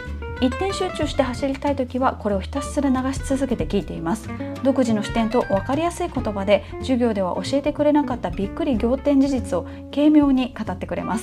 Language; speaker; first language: Japanese; native; Japanese